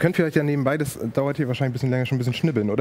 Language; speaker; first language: German; native; German